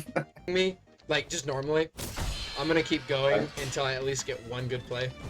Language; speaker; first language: English; native; English